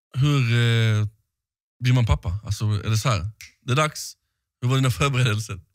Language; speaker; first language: Swedish; early bilingual, other home language; Arabic